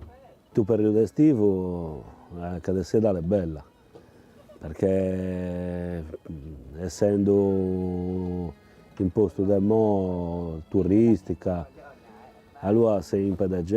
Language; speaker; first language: Italian; non-native, local second language; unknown